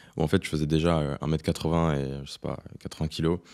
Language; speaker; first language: French; native; French